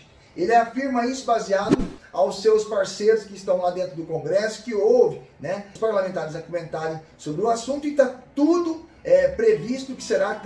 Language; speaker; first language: Portuguese; native; Portuguese